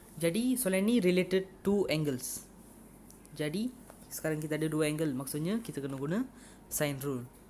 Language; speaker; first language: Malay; non-native, local second language; Tamil